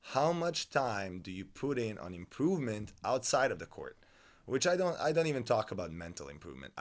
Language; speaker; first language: English; non-native, fluent; Serbian